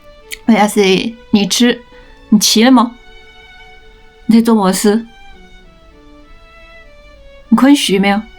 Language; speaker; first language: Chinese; non-native, local second language; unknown